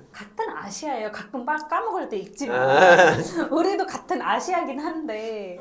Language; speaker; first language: Korean; non-native, fluent; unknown